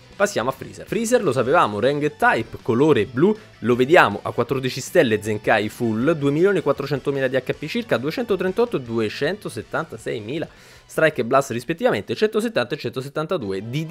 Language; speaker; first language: Italian; native; Italian